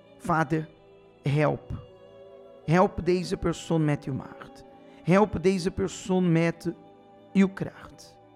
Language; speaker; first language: Dutch; non-native, fluent; Portuguese